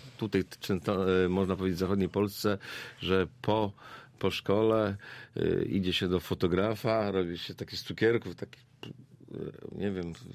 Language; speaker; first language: Polish; native; Polish